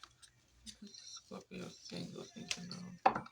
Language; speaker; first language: English; native; English